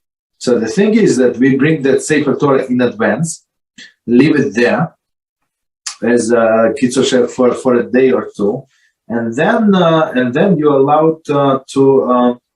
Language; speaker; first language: English; non-native, fluent; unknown